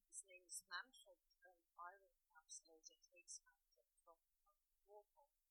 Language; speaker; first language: English; non-native, fluent; German